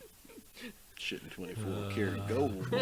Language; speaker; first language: English; native; English